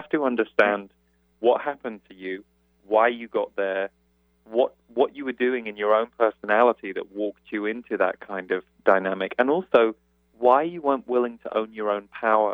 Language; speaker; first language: English; native; English